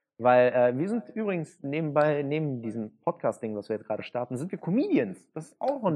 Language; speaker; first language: German; early bilingual, other home language; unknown